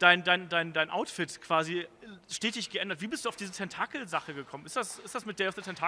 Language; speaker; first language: German; native; German